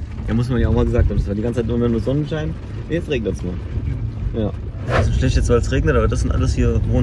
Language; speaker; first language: German; native; German